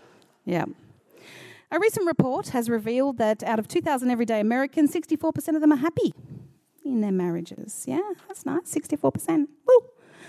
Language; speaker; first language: English; native; English